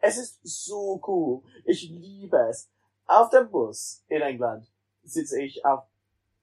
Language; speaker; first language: German; non-native, learner; English